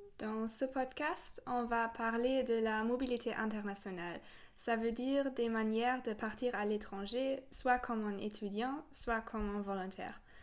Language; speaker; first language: French; non-native, fluent; German